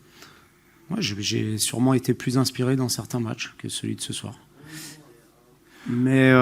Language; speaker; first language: French; native; French